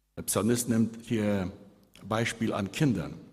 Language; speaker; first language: German; early bilingual, heritage; Spanish